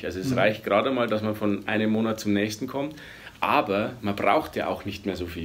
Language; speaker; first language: German; native; German